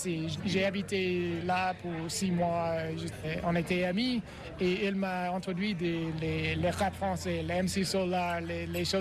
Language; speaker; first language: French; non-native, learner; English